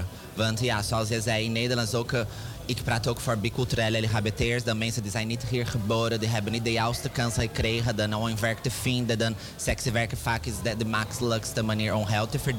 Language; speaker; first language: Dutch; non-native, learner; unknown